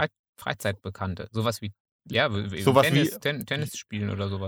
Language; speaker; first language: German; native; German